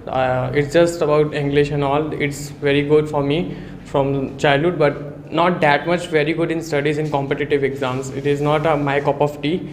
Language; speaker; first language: English; non-native, local second language; Hindi